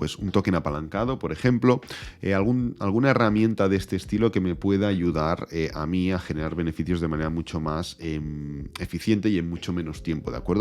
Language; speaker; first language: Spanish; native; Spanish